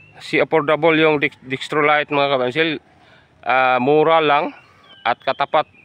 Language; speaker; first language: Filipino; non-native, local second language; Cebuano